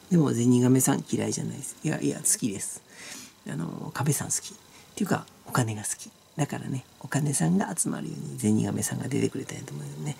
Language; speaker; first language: Japanese; native; Japanese